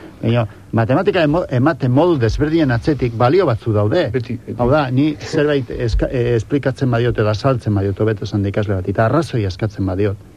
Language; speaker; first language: Basque; non-native, local second language; Spanish